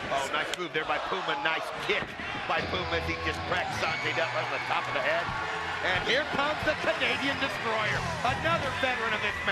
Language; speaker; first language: English; native; English